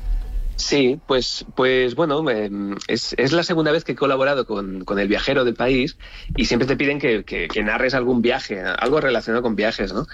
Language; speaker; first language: Spanish; native; Spanish